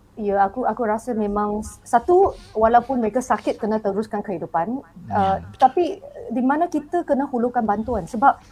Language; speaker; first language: Malay; non-native, local second language; Chinese